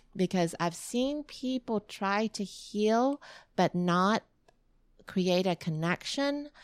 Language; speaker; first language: English; early bilingual, other home language; Vietnamese